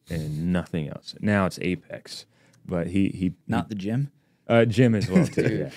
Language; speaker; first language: English; native; English